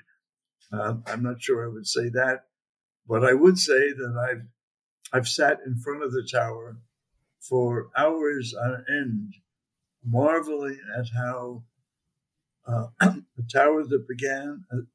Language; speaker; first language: English; native; English